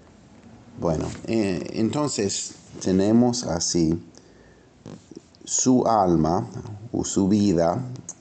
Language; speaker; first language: Spanish; non-native, fluent; English